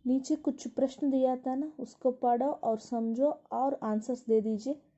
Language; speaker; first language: Hindi; non-native, local second language; Telugu